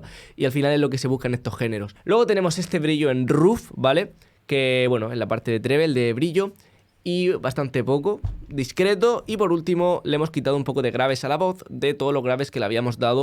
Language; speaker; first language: Spanish; native; Spanish